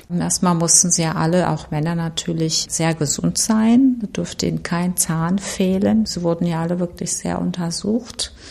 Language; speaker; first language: German; early bilingual, other home language; Turkish